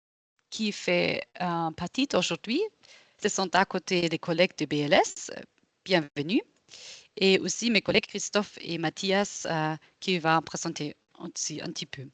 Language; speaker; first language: French; non-native, local second language; German